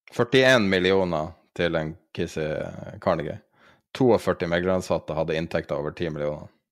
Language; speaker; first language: Norwegian; native; Norwegian